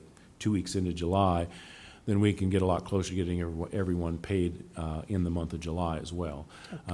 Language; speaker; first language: English; native; English